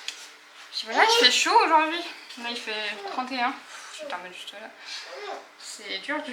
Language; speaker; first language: French; native; French